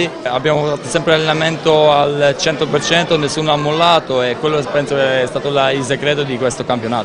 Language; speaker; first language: Italian; non-native, fluent; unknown